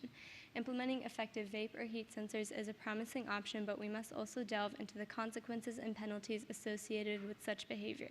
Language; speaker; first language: English; native; English